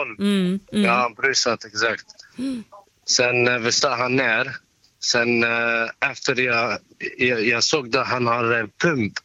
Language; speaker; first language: Swedish; non-native, learner; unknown